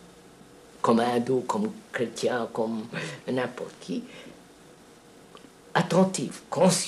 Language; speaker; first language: French; non-native, fluent; Telugu